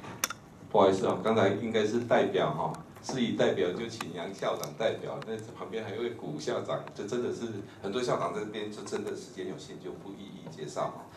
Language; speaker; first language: Chinese; native; Chinese